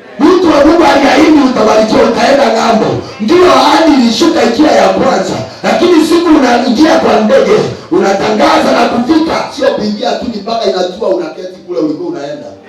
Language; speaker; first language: Swahili; non-native, local second language; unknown